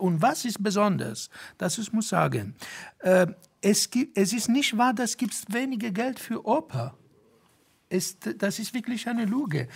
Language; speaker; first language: German; non-native, fluent; Italian